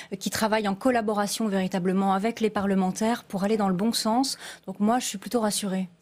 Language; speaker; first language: French; native; French